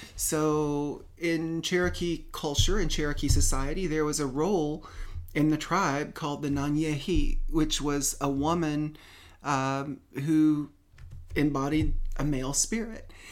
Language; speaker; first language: English; native; English